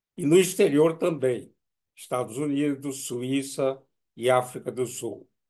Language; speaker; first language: Portuguese; native; Portuguese